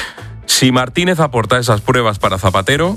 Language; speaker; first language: Spanish; native; Spanish